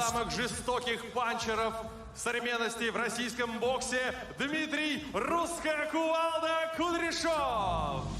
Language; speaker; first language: Russian; native; Russian